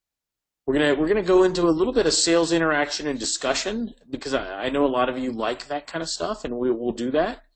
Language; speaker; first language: English; native; English